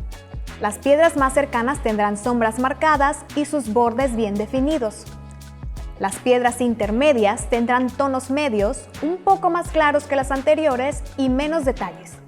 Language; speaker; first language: Spanish; native; Spanish